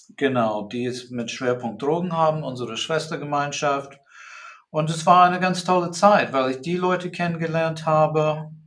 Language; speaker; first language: German; non-native, fluent; English